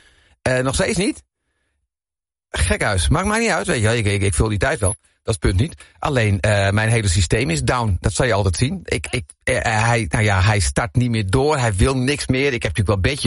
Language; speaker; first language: Dutch; native; Dutch